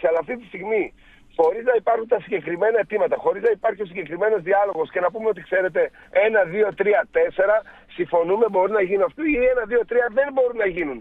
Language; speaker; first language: Greek; native; Greek